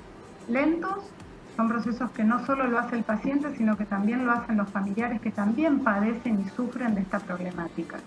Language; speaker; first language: Spanish; native; Spanish